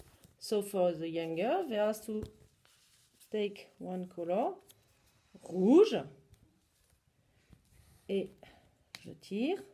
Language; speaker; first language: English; non-native, learner; French